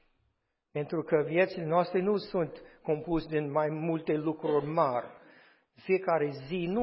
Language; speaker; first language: Romanian; non-native, fluent; English